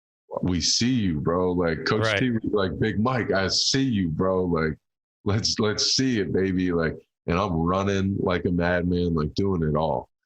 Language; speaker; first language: English; native; English